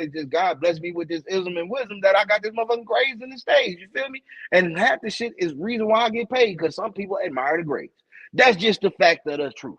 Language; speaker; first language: English; native; English